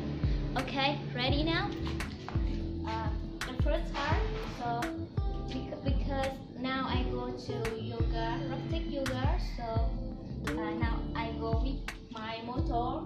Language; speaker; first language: English; non-native, learner; Vietnamese